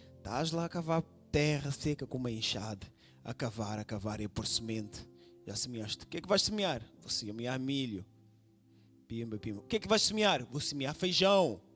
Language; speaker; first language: Portuguese; non-native, local second language; Kabuverdianu